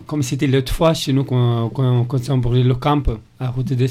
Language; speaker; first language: French; non-native, fluent; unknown